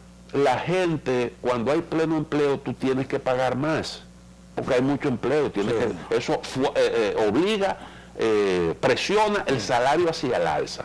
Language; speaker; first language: Spanish; native; Spanish